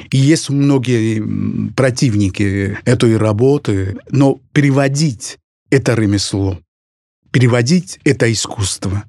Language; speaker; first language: Russian; non-native, fluent; Spanish